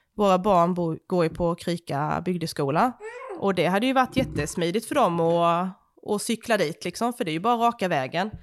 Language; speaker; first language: Swedish; native; Swedish